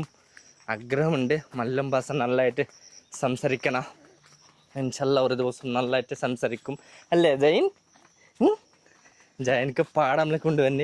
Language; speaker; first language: Malayalam; non-native, learner; Bangla